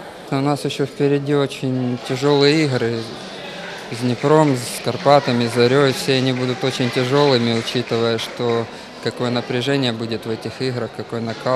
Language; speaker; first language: Russian; native; Russian